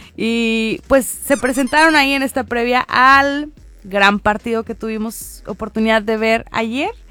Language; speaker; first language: Spanish; native; Spanish